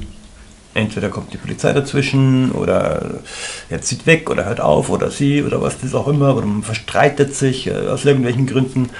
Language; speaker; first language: German; native; German